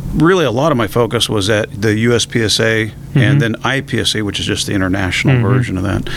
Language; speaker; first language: English; native; English